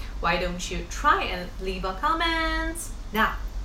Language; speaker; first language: English; non-native, fluent; Chinese